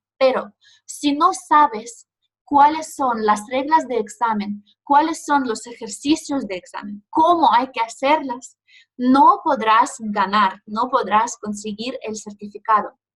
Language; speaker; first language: Spanish; non-native, fluent; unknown